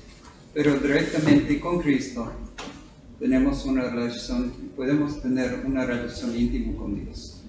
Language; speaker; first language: Spanish; non-native, fluent; English